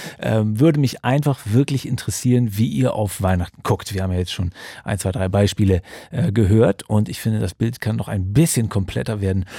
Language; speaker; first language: German; native; German